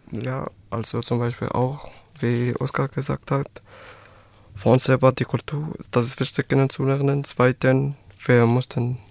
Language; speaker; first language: German; non-native, learner; Arabic